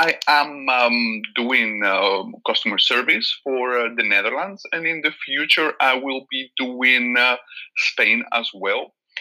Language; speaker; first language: English; non-native, fluent; Catalan